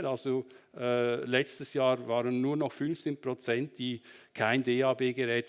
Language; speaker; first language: German; native; German